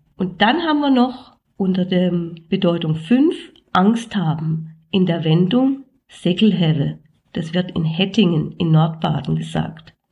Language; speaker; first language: German; native; German